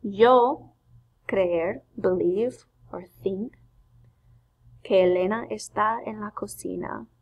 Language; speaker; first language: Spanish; non-native, fluent; English